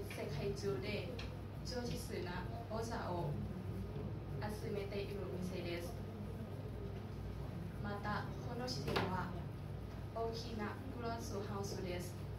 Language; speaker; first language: Japanese; non-native, learner; Thai